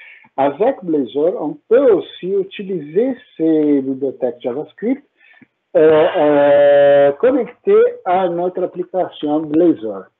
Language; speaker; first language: French; non-native, fluent; Portuguese